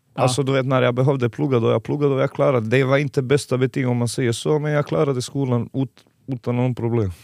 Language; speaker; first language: Swedish; non-native, fluent; Serbian